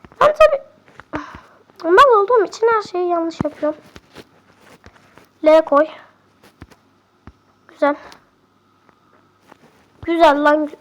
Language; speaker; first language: Turkish; native; Turkish